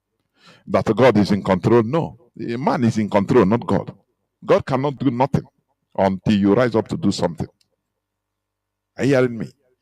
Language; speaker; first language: English; non-native, local second language; Igbo